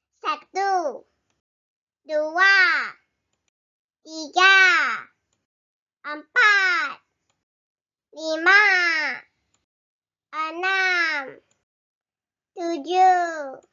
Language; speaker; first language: Indonesian; non-native, learner; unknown